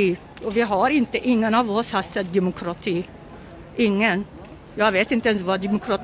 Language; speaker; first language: Swedish; non-native, local second language; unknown